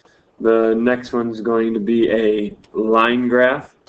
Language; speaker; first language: English; native; English